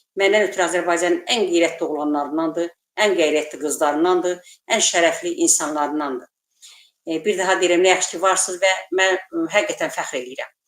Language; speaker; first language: Azerbaijani; native; Azerbaijani